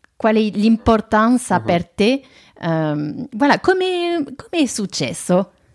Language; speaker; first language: Italian; non-native, fluent; French